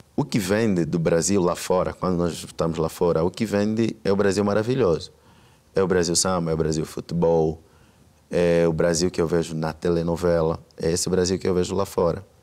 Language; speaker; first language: Portuguese; native; Portuguese